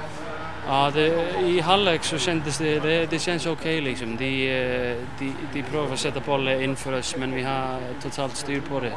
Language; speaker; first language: Swedish; non-native, fluent; Icelandic